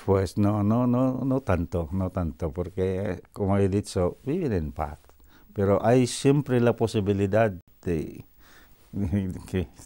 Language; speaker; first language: Spanish; non-native, fluent; Cebuano